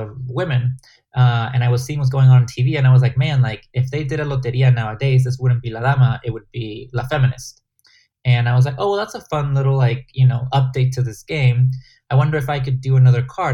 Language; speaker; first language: English; non-native, fluent; Spanish